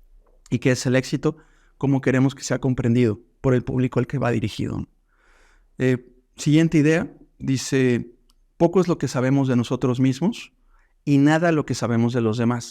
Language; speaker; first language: Spanish; native; Spanish